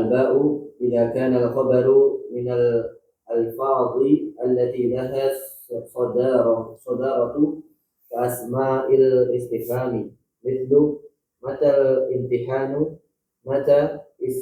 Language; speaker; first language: Arabic; non-native, learner; Indonesian